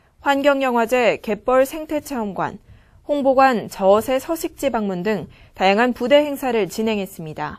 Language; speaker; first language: Korean; native; Korean